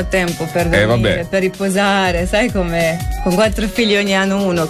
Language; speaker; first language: Italian; non-native, learner; Croatian